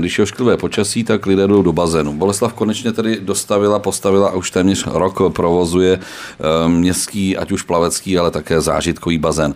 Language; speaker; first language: Czech; native; Czech